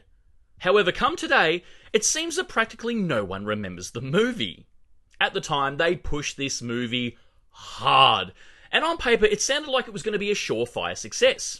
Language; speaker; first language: English; native; English